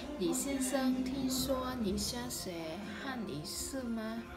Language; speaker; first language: Chinese; non-native, learner; Khmer